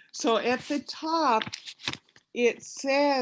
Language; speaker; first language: English; native; English